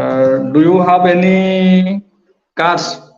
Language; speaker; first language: English; non-native, local second language; Odia